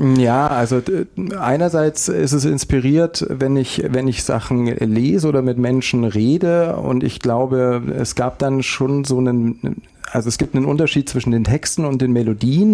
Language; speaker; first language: German; native; German